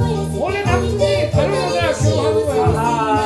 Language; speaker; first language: Korean; non-native, fluent; Japanese